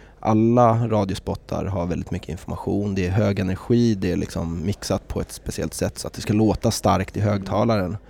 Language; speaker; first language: Swedish; native; Swedish